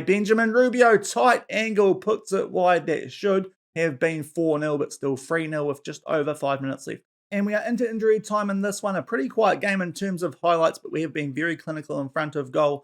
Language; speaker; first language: English; native; English